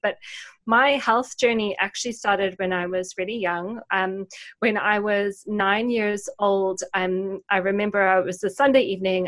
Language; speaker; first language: English; native; English